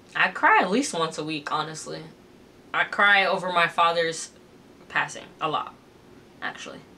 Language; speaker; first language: English; native; English